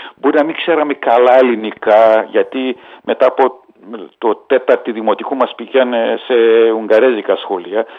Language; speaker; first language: Greek; early bilingual, heritage; Hungarian